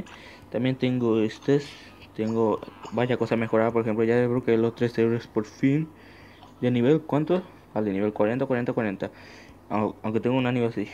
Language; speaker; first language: Spanish; native; Spanish